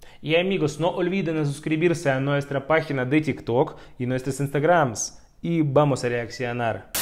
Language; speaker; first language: Spanish; non-native, fluent; Russian